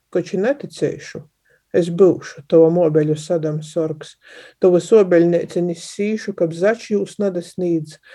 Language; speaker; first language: Latvian; non-native, local second language; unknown